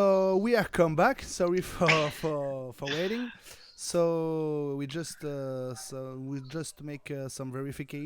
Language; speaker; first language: English; non-native, learner; French